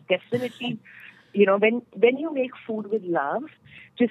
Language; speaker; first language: English; non-native, local second language; Hindi